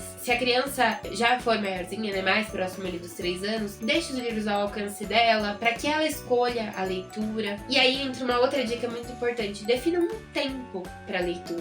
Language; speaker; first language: Portuguese; native; Portuguese